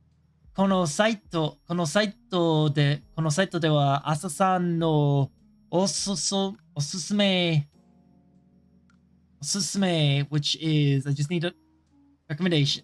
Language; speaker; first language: Japanese; non-native, learner; English